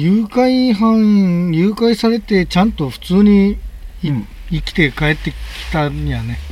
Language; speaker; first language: Japanese; native; Japanese